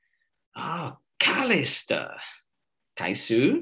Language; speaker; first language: Greek; non-native, fluent; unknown